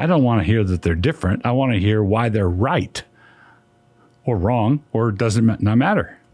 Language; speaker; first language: English; native; English